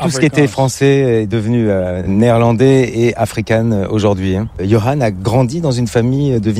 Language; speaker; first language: French; native; French